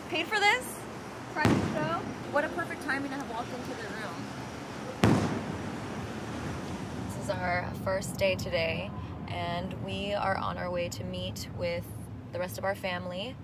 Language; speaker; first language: English; early bilingual, other home language; Spanish